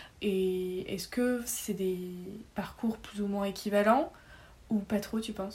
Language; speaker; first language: French; native; French